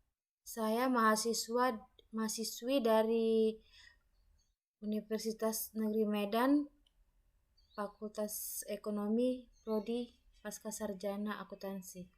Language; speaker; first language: Indonesian; native; Indonesian